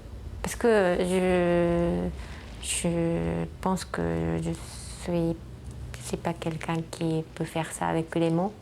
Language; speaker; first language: French; non-native, fluent; Japanese